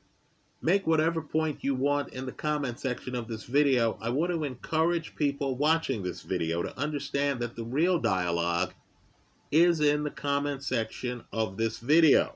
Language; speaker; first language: English; native; English